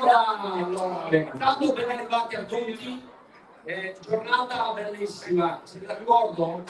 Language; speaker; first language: Italian; native; Italian